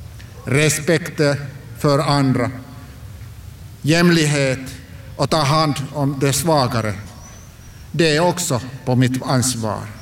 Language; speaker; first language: Swedish; non-native, local second language; Finnish